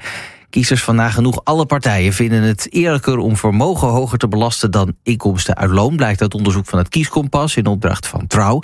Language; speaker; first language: Dutch; native; Dutch